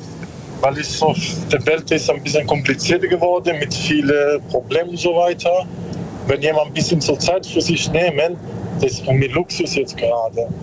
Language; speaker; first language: German; non-native, learner; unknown